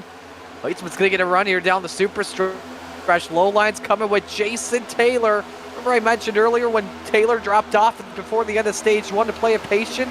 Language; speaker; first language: English; native; English